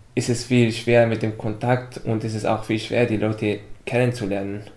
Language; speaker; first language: German; non-native, fluent; Arabic